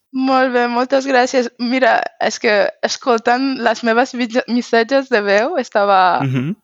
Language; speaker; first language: Catalan; non-native, fluent; Persian